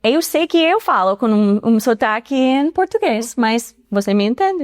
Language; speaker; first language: Portuguese; non-native, fluent; English